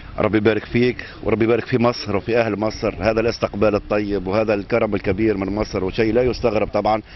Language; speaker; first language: Arabic; native; Arabic